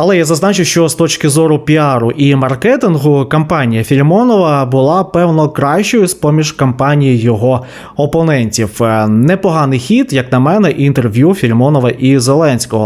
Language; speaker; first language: Ukrainian; native; Ukrainian